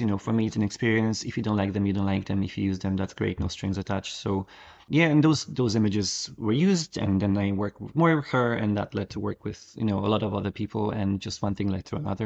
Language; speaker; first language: English; non-native, fluent; Polish